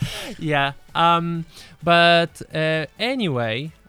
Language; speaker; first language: English; early bilingual, other home language; Lithuanian